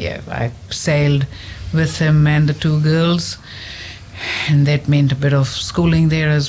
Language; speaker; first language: English; non-native, local second language; Hindi